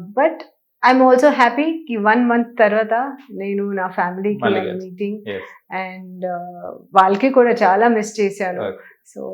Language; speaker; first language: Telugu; non-native, learner; Hindi